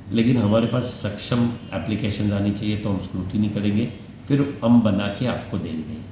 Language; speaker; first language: Hindi; non-native, local second language; Gujarati